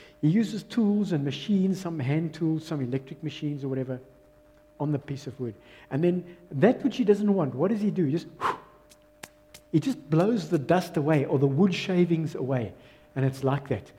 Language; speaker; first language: English; non-native, local second language; Afrikaans